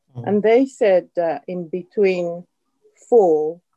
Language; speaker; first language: English; non-native, fluent; Japanese